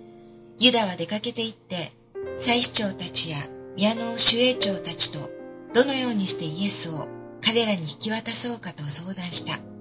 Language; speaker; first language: Japanese; native; Japanese